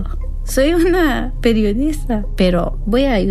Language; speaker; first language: Spanish; non-native, learner; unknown